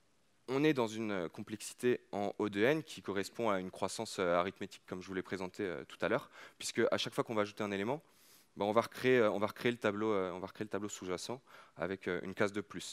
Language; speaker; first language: French; native; French